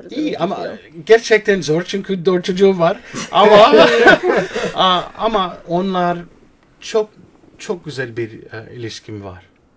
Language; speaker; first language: Turkish; non-native, learner; English